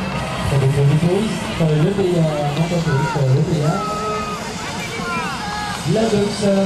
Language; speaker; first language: French; native; French